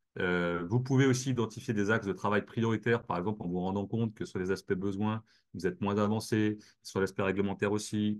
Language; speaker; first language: French; native; French